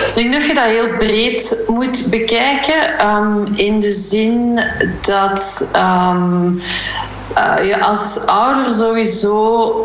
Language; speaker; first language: Dutch; native; Dutch